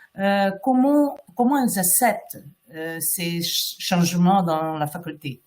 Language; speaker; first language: French; non-native, fluent; Portuguese